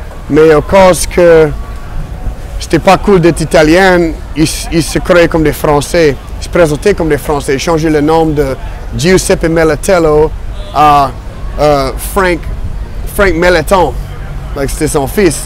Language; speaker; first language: French; non-native, fluent; English